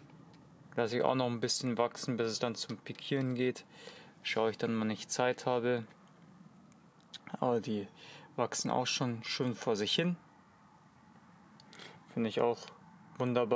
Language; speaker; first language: German; native; German